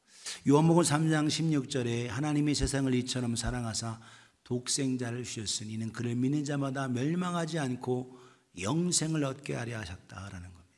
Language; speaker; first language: Korean; native; Korean